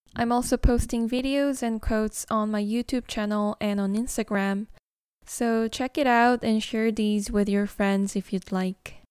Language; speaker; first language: English; non-native, fluent; Korean